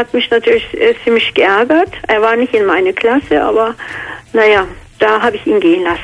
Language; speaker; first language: German; non-native, fluent; Georgian